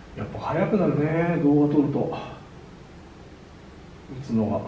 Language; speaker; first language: Japanese; native; Japanese